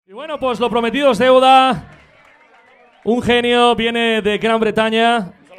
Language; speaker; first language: Spanish; native; Spanish